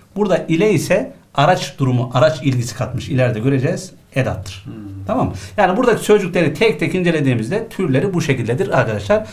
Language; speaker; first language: Turkish; native; Turkish